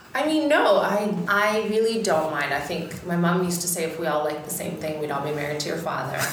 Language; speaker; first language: English; native; English